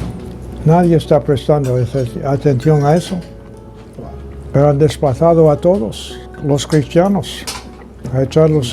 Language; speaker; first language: Spanish; non-native, fluent; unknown